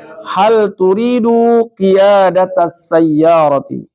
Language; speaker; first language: Arabic; non-native, fluent; Indonesian